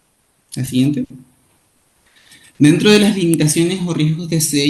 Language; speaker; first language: Spanish; native; Spanish